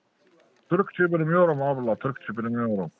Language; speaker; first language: Turkish; non-native, learner; Arabic